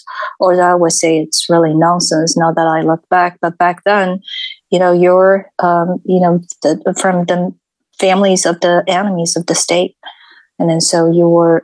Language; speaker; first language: English; non-native, fluent; Chinese